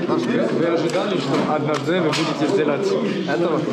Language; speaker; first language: Russian; non-native, learner; French